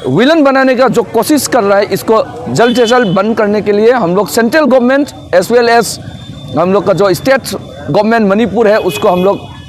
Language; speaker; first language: Hindi; non-native, local second language; Manipuri